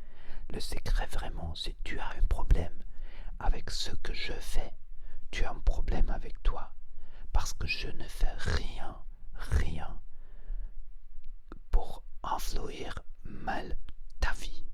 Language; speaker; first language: French; non-native, learner; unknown